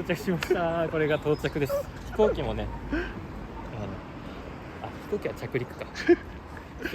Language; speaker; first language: Japanese; native; Japanese